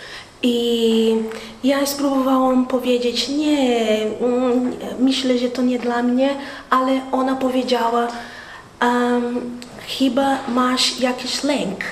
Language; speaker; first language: Polish; non-native, learner; Portuguese